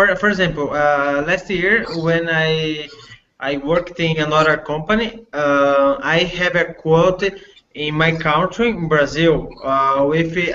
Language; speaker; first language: English; non-native, learner; Portuguese